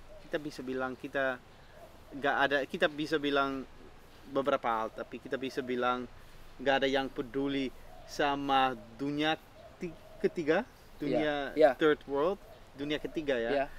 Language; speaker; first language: Indonesian; non-native, fluent; Dutch